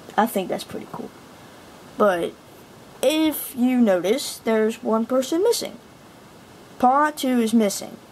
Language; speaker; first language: English; native; English